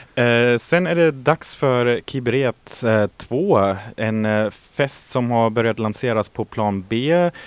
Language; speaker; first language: Swedish; native; Swedish